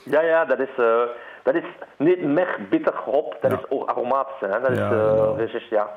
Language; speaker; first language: German; non-native, learner; Dutch